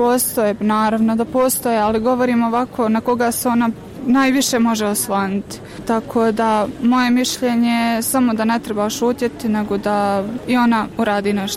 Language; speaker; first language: Croatian; native; Croatian